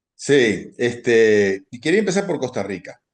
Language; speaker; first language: Spanish; native; Spanish